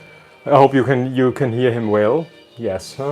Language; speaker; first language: English; non-native, fluent; German